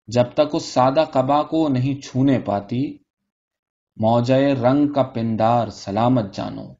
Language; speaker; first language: Urdu; native; Urdu